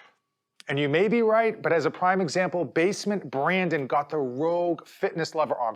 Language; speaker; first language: English; native; English